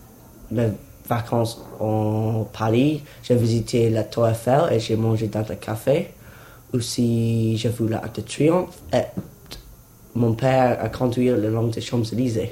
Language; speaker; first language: French; non-native, learner; English